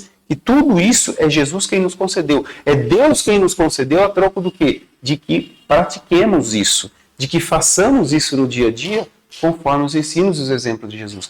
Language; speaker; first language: Portuguese; native; Portuguese